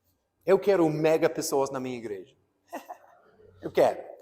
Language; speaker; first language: Portuguese; non-native, fluent; English